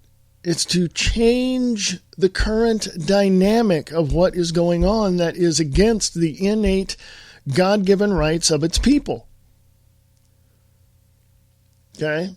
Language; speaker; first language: English; native; English